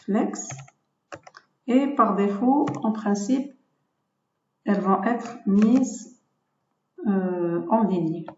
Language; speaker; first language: French; non-native, local second language; Arabic